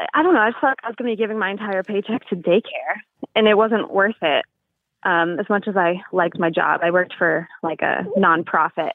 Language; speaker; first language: English; native; English